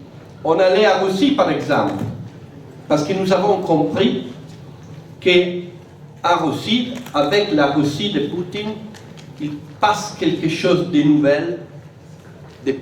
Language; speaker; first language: French; non-native, fluent; Italian